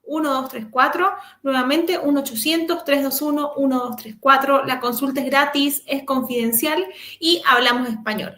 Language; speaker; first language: Spanish; native; Spanish